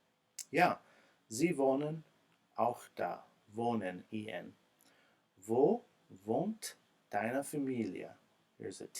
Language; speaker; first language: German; non-native, fluent; English